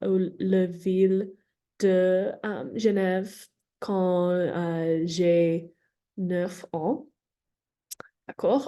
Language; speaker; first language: French; non-native, learner; English